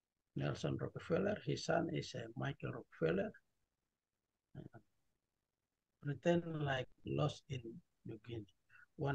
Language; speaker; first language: English; non-native, learner; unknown